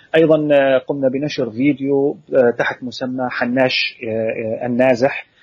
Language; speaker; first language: Arabic; native; Arabic